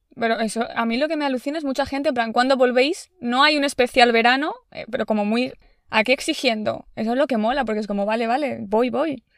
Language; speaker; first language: Spanish; native; Spanish